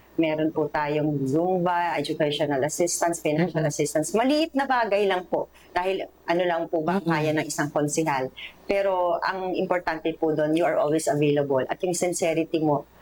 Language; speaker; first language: Filipino; native; Filipino